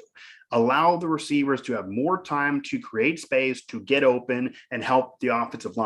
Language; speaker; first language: English; native; English